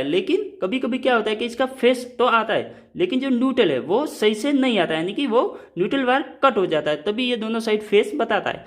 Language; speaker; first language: Hindi; native; Hindi